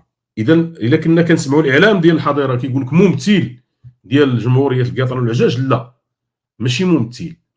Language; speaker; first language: Arabic; native; Arabic